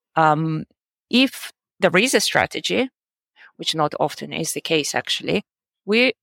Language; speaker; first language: English; non-native, fluent; Russian